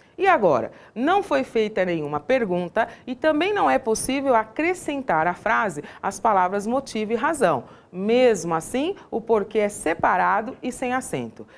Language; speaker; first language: Portuguese; native; Portuguese